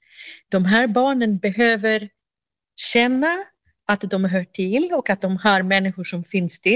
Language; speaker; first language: Swedish; non-native, fluent; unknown